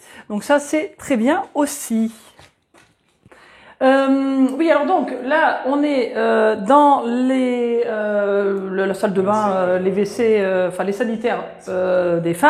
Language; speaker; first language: French; native; French